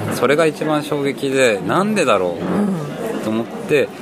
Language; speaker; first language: Japanese; early bilingual, heritage; Japanese